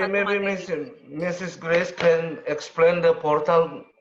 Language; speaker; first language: English; non-native, learner; Indonesian